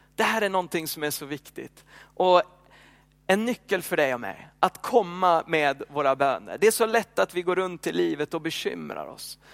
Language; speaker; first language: Swedish; native; Swedish